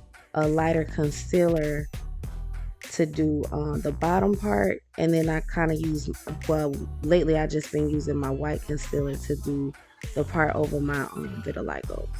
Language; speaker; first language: English; native; English